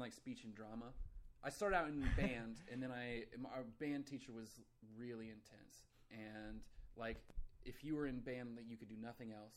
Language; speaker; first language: English; native; English